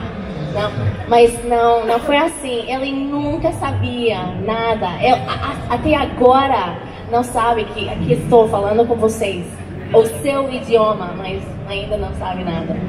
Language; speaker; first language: Portuguese; non-native, learner; English